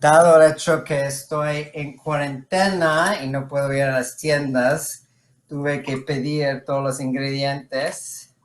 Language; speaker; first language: Spanish; non-native, fluent; English